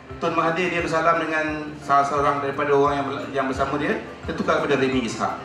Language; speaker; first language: Malay; native; Malay